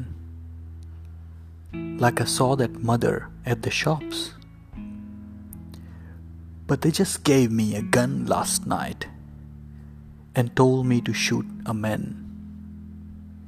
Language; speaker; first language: English; non-native, local second language; Hindi